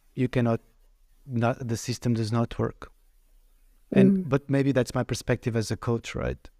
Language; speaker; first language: English; non-native, fluent; Portuguese